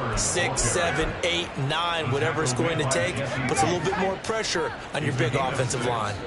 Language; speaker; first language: English; native; English